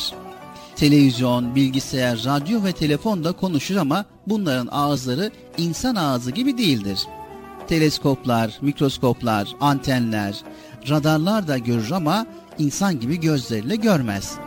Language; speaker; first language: Turkish; native; Turkish